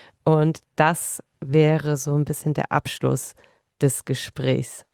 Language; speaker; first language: German; native; German